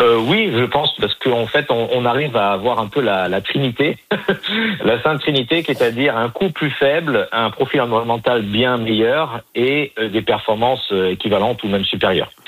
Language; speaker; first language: French; native; French